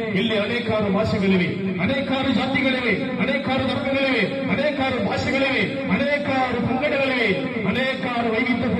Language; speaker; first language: Kannada; non-native, local second language; Malayalam